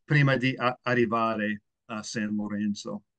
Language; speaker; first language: Italian; non-native, learner; English